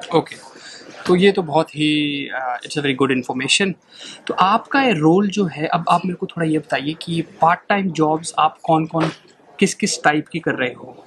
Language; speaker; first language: Hindi; native; Hindi